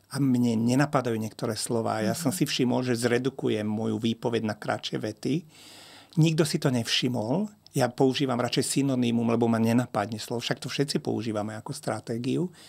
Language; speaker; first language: Slovak; non-native, local second language; Hungarian